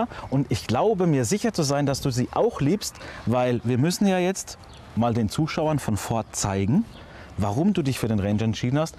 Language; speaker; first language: German; native; German